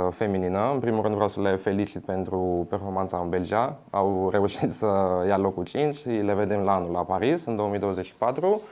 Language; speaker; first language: Romanian; non-native, fluent; Greek